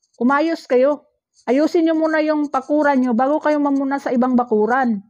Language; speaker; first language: Filipino; non-native, local second language; Cebuano